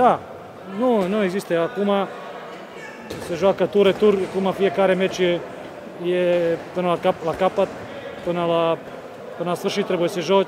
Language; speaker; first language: Romanian; non-native, fluent; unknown